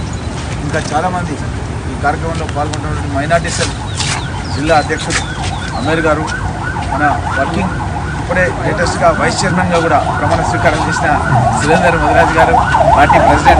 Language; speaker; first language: Telugu; native; Telugu